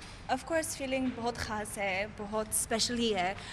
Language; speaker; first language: Hindi; non-native, fluent; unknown